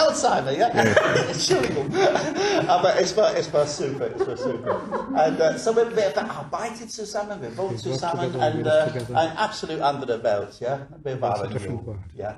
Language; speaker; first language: German; non-native, learner; English